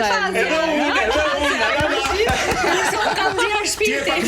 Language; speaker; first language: Albanian; native; Albanian